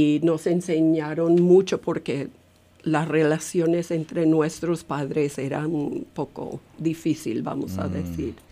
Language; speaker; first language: Spanish; non-native, fluent; English